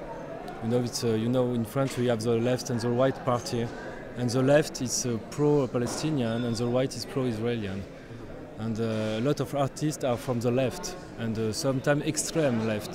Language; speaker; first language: English; non-native, learner; French